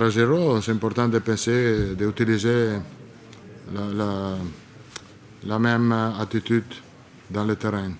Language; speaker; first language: French; non-native, learner; Italian